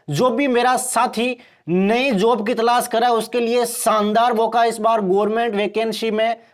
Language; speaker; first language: Hindi; native; Hindi